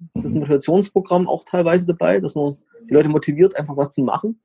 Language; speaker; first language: German; native; German